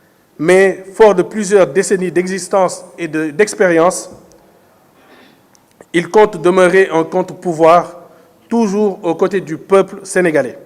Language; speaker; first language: French; non-native, local second language; Wolof